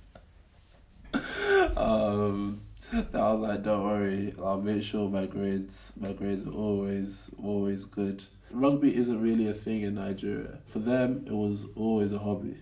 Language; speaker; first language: English; native; English